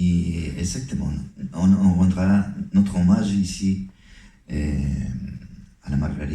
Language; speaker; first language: French; non-native, fluent; Spanish